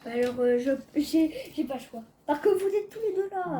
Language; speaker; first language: French; native; French